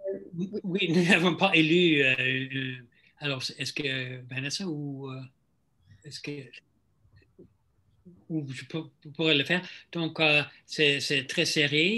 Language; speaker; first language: French; non-native, fluent; English